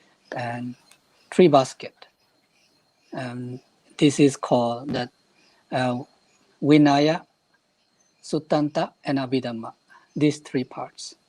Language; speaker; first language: English; non-native, fluent; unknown